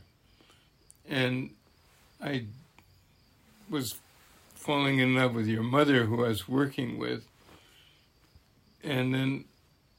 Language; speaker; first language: English; native; English